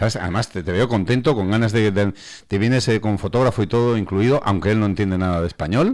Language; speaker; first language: Spanish; native; Spanish